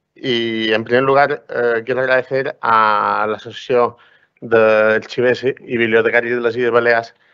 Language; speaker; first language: Spanish; non-native, local second language; Catalan